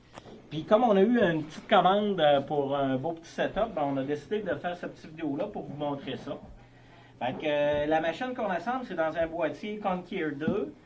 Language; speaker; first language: French; native; French